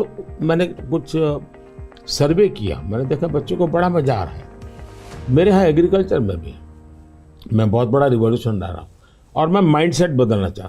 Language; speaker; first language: Hindi; native; Hindi